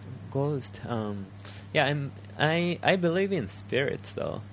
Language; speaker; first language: English; early bilingual, other home language; Japanese